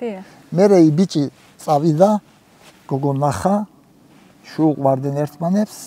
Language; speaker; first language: Georgian; early bilingual, heritage; Georgian